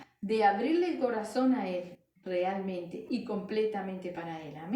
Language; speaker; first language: Spanish; native; Spanish